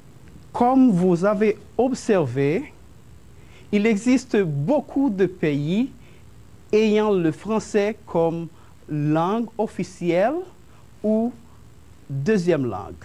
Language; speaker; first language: French; non-native, fluent; Spanish